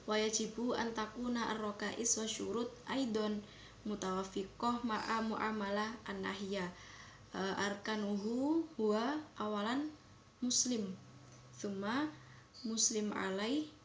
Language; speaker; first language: Arabic; non-native, learner; Indonesian